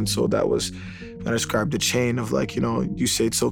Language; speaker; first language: English; native; English